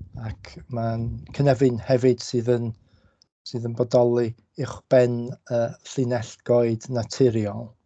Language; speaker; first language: Welsh; non-native, local second language; English